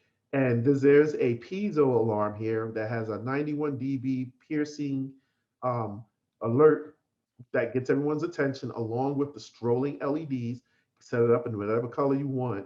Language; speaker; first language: English; native; English